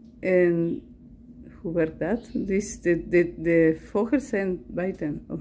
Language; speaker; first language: Dutch; non-native, learner; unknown